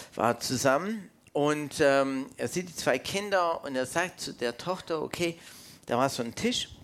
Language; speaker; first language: German; non-native, fluent; English